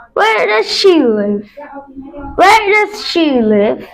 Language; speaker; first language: English; non-native, learner; Bangla